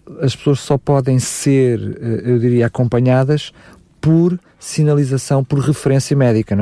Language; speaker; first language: Portuguese; native; Portuguese